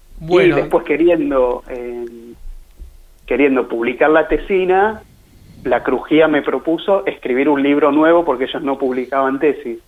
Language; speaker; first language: Spanish; native; Spanish